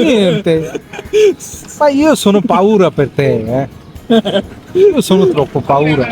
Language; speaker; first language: Italian; non-native, learner; Bangla